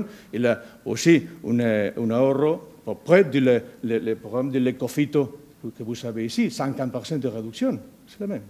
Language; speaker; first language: French; non-native, learner; Spanish